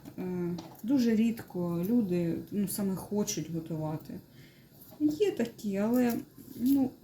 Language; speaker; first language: Ukrainian; non-native, local second language; Russian